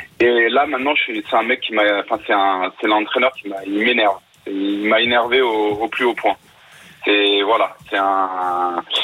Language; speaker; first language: French; early bilingual, other home language; Arabic